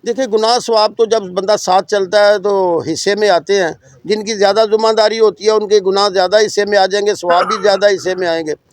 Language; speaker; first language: Urdu; non-native, local second language; Punjabi